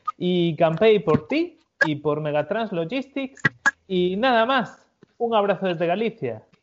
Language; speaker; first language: Spanish; native; Spanish